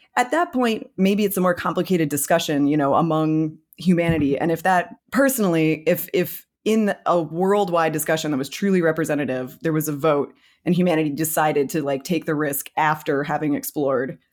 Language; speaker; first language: English; native; English